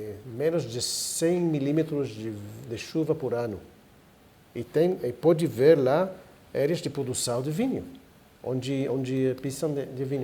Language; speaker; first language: Portuguese; non-native, fluent; Hebrew